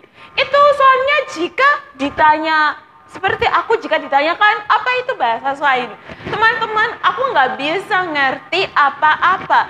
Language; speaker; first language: Indonesian; non-native, fluent; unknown